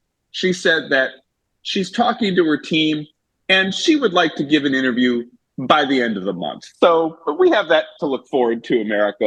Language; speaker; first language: English; native; English